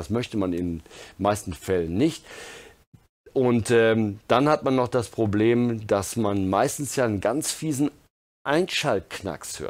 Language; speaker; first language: German; native; German